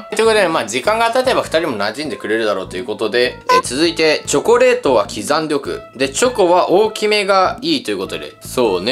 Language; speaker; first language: Japanese; native; Japanese